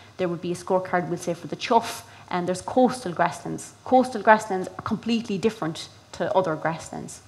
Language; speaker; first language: English; native; English